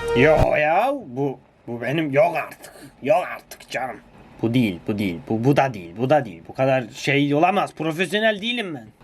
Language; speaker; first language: Turkish; early bilingual, heritage; Turkish